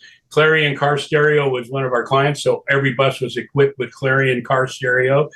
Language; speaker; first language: English; native; English